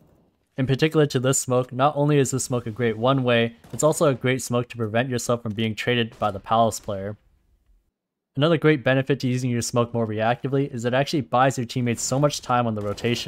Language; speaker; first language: English; native; English